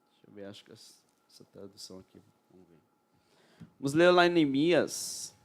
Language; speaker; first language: Portuguese; native; Portuguese